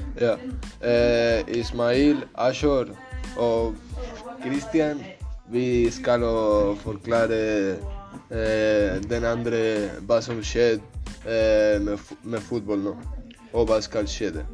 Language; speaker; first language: Norwegian; non-native, learner; Spanish